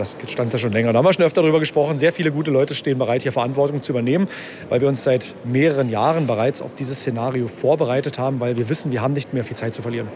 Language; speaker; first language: German; native; German